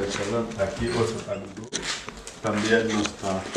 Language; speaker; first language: Spanish; non-native, learner; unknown